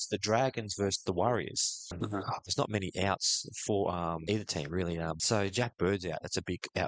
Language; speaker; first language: English; native; English